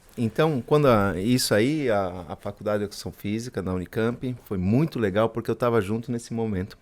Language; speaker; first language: Portuguese; early bilingual, other home language; Spanish